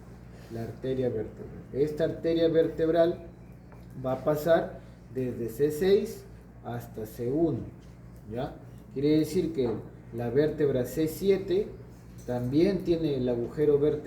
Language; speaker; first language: Spanish; native; Spanish